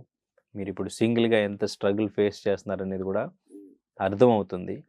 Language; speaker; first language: Telugu; native; Telugu